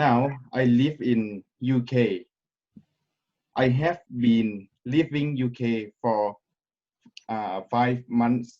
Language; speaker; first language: English; non-native, learner; Thai